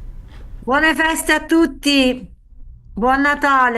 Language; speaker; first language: Italian; native; Italian